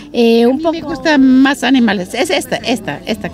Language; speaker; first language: Spanish; non-native, learner; German